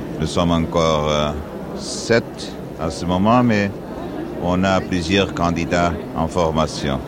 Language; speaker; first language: French; non-native, fluent; Portuguese